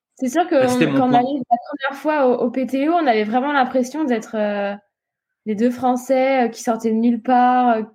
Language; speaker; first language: French; native; French